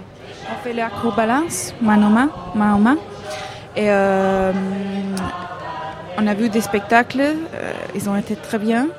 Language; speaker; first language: French; non-native, fluent; Hebrew